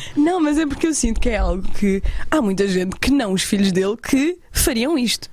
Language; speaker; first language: Portuguese; native; Portuguese